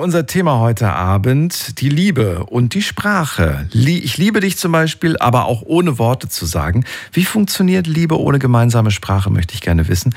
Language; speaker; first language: German; native; German